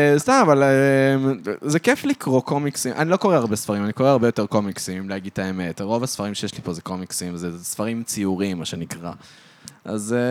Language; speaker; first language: Hebrew; early bilingual, other home language; French